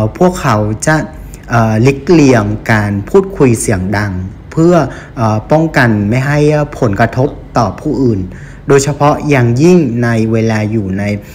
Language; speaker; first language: Thai; non-native, fluent; Vietnamese